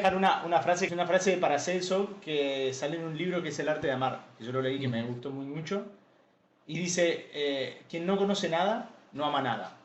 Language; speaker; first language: Spanish; native; Spanish